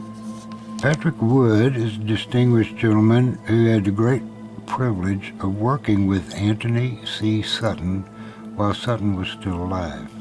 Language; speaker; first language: English; native; English